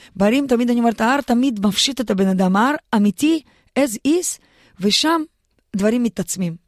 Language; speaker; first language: Hebrew; non-native, fluent; Russian